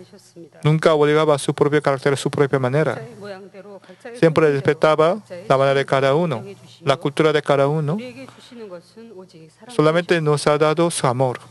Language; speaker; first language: Spanish; non-native, learner; Korean